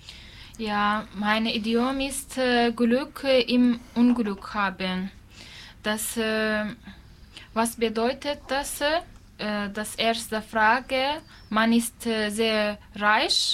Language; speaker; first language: German; non-native, learner; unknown